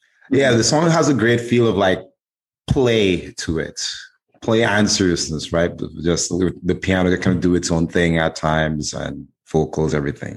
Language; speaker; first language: English; native; English